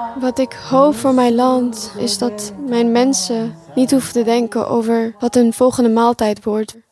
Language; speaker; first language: Dutch; early bilingual, other home language; Pashto